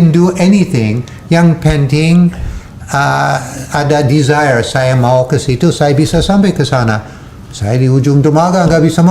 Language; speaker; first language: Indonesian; non-native, fluent; English